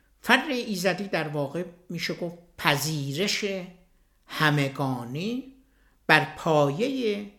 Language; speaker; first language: Persian; native; Persian